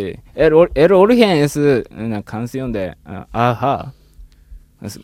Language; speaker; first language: Spanish; non-native, learner; Japanese